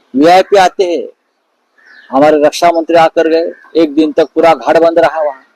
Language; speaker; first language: Hindi; non-native, local second language; Marathi